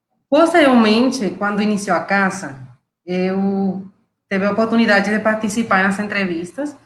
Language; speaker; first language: Portuguese; non-native, fluent; Spanish